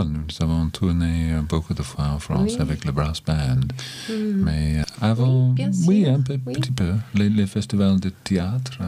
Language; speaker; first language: French; non-native, learner; English